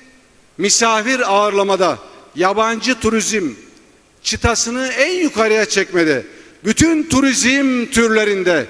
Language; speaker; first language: Turkish; native; Turkish